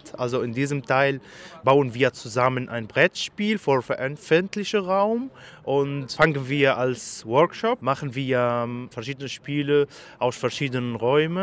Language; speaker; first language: German; non-native, learner; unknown